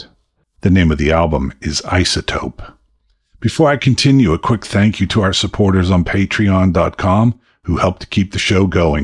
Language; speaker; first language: English; native; English